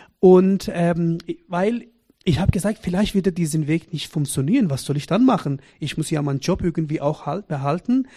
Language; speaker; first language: German; non-native, fluent; Persian